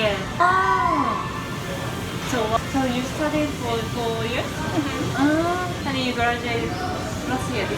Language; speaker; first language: English; non-native, learner; Japanese